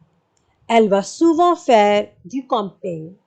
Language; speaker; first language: French; non-native, fluent; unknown